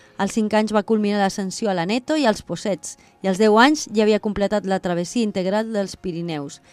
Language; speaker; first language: Catalan; non-native, local second language; Spanish